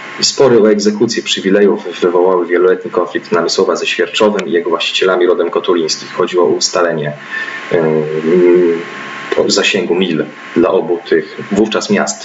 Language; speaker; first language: Polish; native; Polish